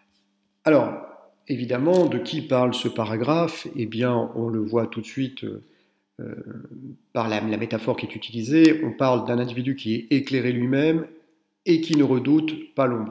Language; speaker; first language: French; native; French